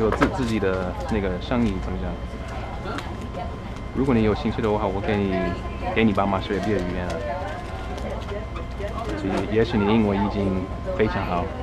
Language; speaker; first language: Chinese; non-native, fluent; English